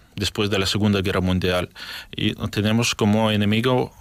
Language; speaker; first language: Spanish; non-native, fluent; Ukrainian